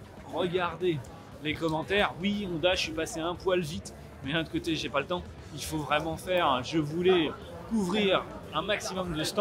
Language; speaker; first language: French; native; French